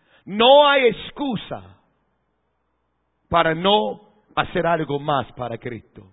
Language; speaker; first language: Spanish; non-native, fluent; English